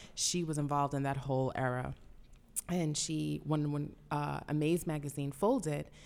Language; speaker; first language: English; early bilingual, other home language; Spanish